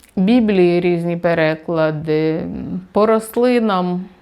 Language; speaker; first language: Ukrainian; native; Ukrainian